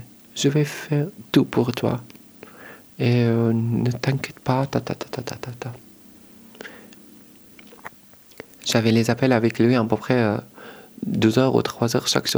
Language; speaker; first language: French; non-native, learner; Arabic